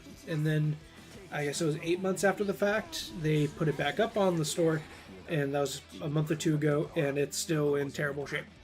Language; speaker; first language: English; native; English